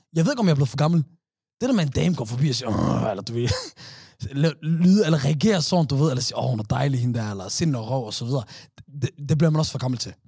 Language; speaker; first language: Danish; native; Danish